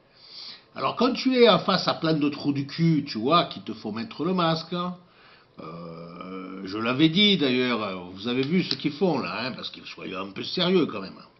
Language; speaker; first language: French; native; French